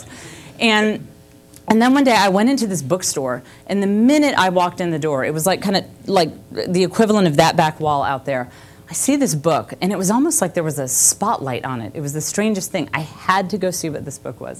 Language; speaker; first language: English; native; English